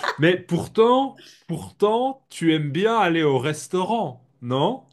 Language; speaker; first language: French; native; French